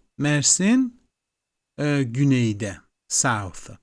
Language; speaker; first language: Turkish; non-native, fluent; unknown